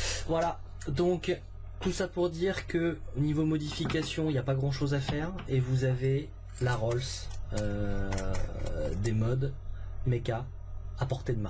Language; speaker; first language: French; native; French